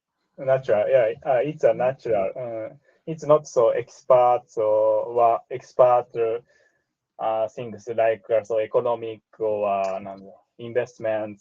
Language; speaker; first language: English; non-native, learner; Japanese